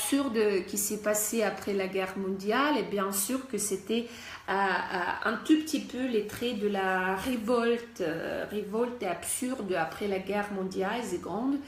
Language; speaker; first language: French; non-native, fluent; Russian